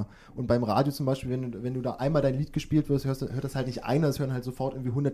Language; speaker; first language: German; native; German